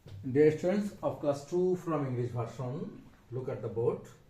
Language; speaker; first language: English; non-native, local second language; Bangla